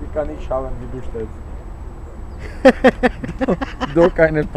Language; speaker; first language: German; non-native, learner; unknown